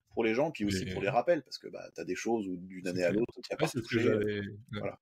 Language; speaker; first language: French; native; French